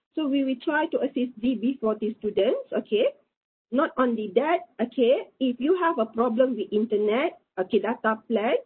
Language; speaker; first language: English; non-native, local second language; Malay